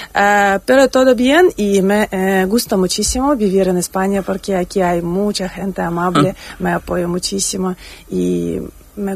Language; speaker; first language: Spanish; non-native, learner; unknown